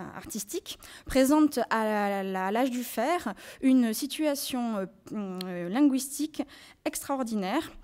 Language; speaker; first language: French; native; French